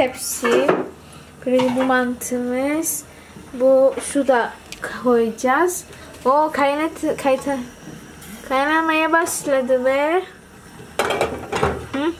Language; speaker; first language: Turkish; non-native, learner; Indonesian